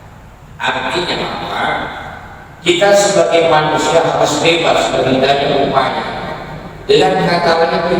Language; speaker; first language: Indonesian; non-native, local second language; Sundanese